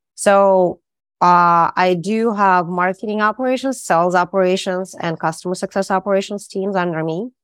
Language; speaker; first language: English; non-native, fluent; Russian